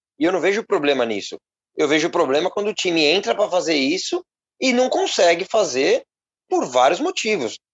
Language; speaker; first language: Portuguese; native; Portuguese